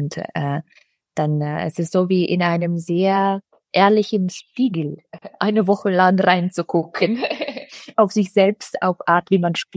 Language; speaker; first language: German; non-native, fluent; Russian